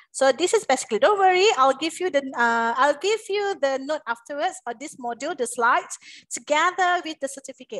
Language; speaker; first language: English; non-native, local second language; Malay